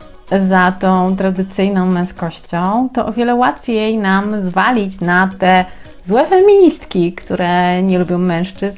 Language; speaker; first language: Polish; native; Polish